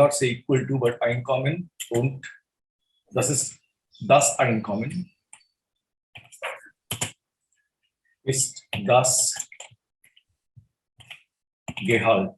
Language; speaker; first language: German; non-native, fluent; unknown